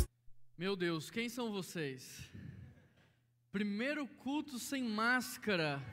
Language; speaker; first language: Portuguese; native; Portuguese